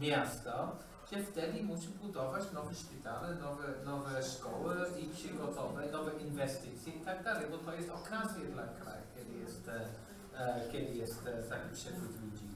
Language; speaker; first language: Polish; non-native, learner; English